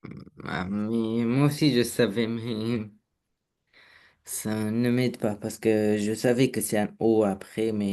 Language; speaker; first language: French; non-native, learner; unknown